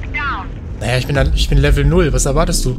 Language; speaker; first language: German; native; German